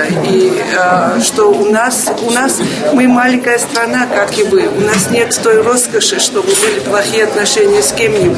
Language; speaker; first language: Russian; non-native, fluent; Georgian